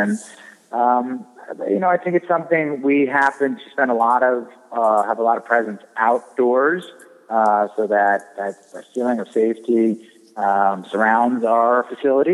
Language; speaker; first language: English; native; English